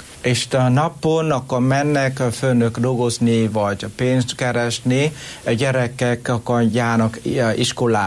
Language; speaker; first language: Hungarian; non-native, learner; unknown